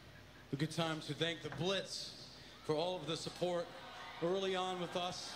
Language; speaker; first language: English; native; English